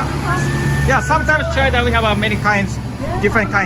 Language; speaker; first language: English; non-native, learner; Japanese